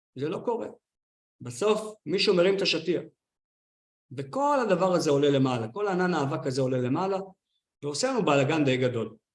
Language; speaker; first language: Hebrew; native; Hebrew